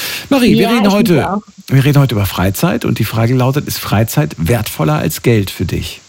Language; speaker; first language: German; native; German